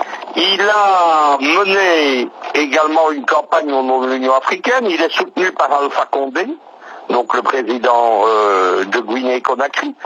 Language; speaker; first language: French; native; French